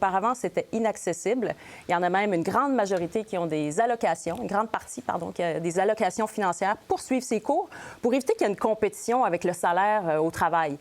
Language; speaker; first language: French; native; French